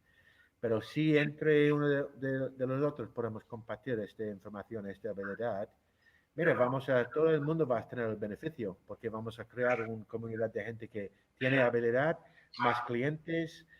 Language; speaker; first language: Spanish; non-native, fluent; English